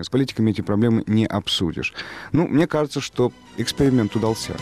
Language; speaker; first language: Russian; native; Russian